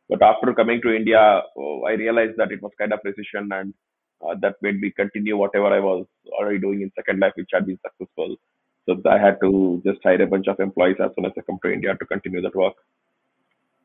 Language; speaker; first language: English; non-native, local second language; Kannada